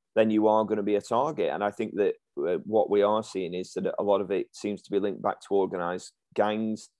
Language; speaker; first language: English; native; English